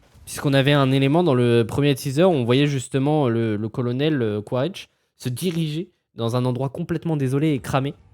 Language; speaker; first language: French; native; French